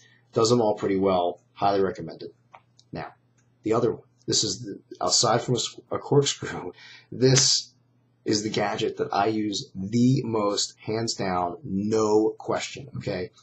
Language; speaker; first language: English; native; English